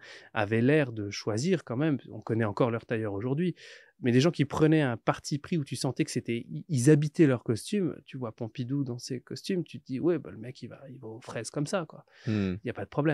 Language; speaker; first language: French; native; French